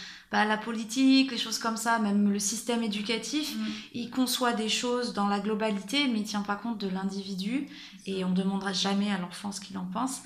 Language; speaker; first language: French; native; French